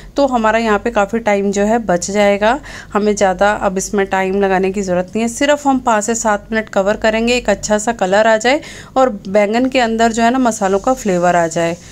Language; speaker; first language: Hindi; non-native, local second language; Punjabi